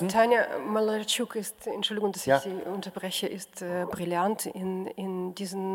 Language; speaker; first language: German; non-native, fluent; Russian